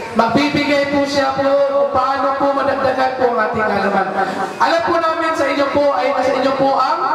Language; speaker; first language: Filipino; non-native, local second language; Cebuano